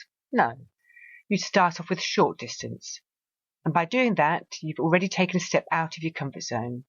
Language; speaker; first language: English; native; English